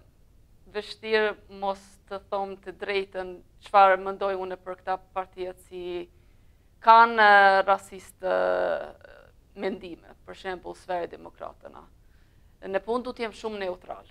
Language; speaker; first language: Albanian; early bilingual, heritage; Albanian